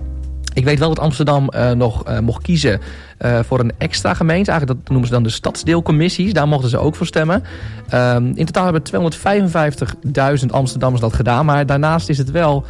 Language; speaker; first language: Dutch; native; Dutch